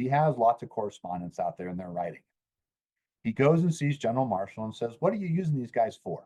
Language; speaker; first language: English; native; English